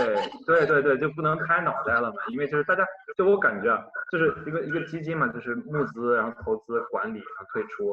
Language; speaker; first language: Chinese; native; Chinese